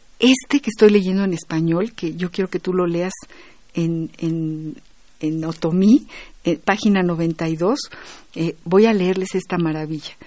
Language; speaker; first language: Spanish; native; Spanish